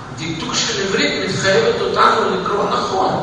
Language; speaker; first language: Hebrew; non-native, fluent; Russian